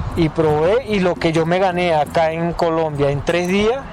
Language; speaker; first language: Spanish; native; Spanish